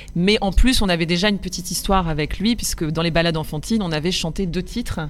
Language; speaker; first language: French; native; French